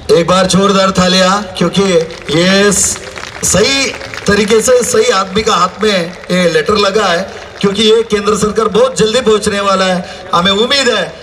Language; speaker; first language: Hindi; non-native, local second language; Malayalam